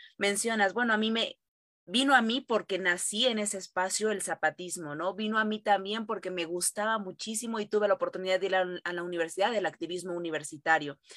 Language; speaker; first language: Spanish; native; Spanish